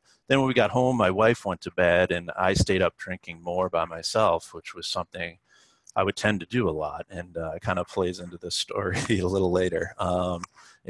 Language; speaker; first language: English; native; English